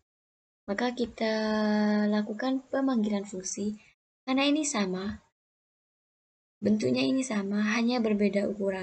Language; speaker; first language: Indonesian; native; Indonesian